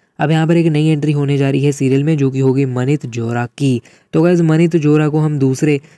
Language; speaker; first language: Hindi; native; Hindi